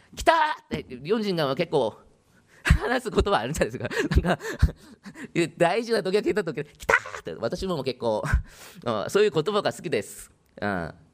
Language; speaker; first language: Japanese; non-native, fluent; Korean